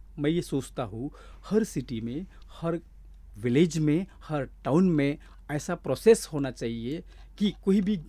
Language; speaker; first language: Hindi; non-native, local second language; Marathi